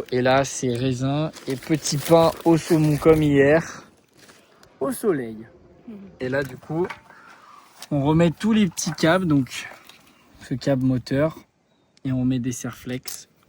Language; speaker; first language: French; native; French